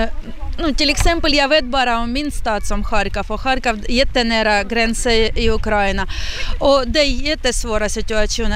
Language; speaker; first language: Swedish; non-native, learner; Ukrainian